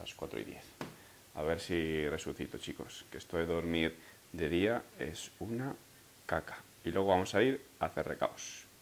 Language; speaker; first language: Spanish; native; Spanish